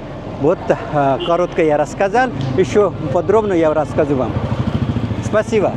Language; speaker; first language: Russian; non-native, fluent; Nepali